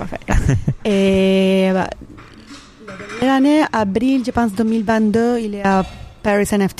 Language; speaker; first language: French; non-native, learner; Spanish